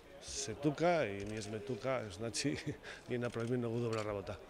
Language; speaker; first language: Macedonian; non-native, learner; Spanish